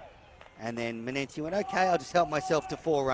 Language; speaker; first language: English; native; English